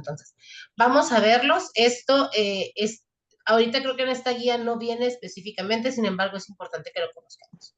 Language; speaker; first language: Spanish; native; Spanish